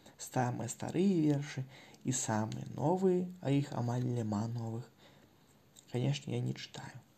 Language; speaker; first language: Belarusian; non-native, local second language; Russian